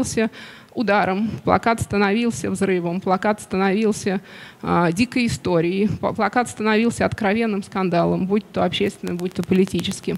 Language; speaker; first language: Russian; native; Russian